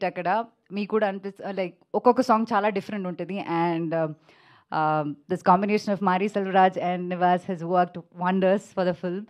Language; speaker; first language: Telugu; non-native, local second language; Malayalam